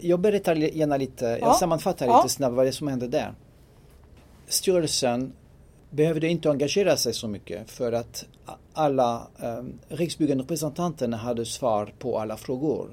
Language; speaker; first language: Swedish; non-native, fluent; French